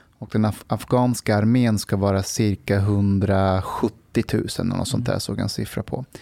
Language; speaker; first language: Swedish; early bilingual, other home language; Persian